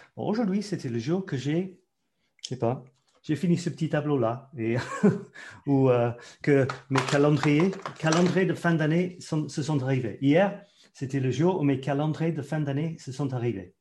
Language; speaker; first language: French; non-native, fluent; English